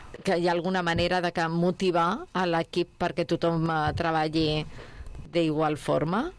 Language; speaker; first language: Catalan; native; Catalan